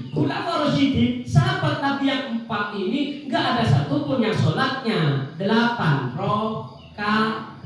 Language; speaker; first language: Indonesian; non-native, local second language; Madurese